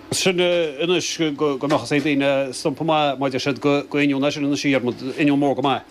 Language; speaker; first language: Irish; native; Irish